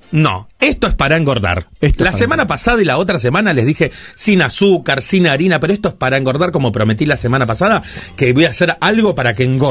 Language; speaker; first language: Spanish; native; Spanish